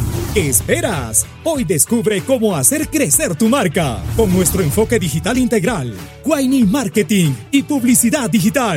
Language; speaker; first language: Spanish; native; Spanish